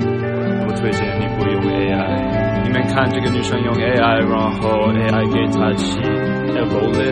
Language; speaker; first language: Chinese; non-native, fluent; English